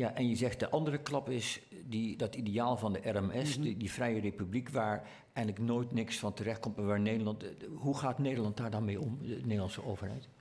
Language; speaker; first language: Dutch; native; Dutch